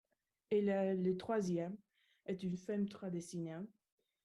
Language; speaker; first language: French; non-native, learner; English